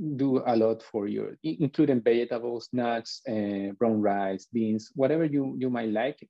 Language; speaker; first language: English; non-native, fluent; Spanish